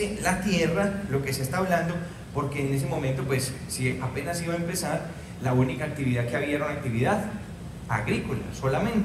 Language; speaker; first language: Spanish; native; Spanish